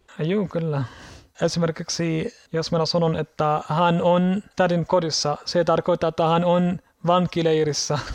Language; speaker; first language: Finnish; non-native, learner; Arabic